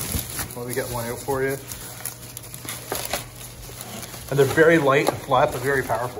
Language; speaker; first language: English; native; English